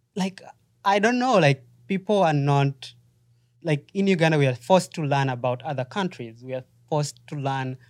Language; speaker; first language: English; non-native, local second language; Ganda